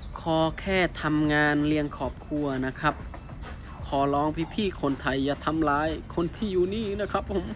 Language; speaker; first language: Thai; non-native, fluent; Khmer